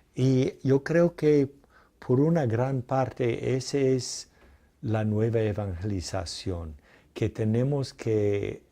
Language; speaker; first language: Spanish; non-native, fluent; English